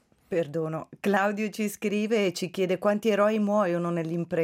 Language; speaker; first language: Italian; native; Italian